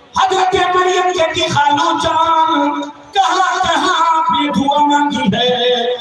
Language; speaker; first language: Urdu; native; Urdu